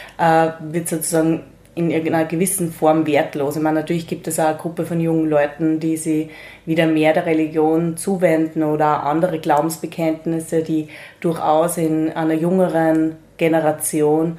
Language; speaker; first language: German; native; German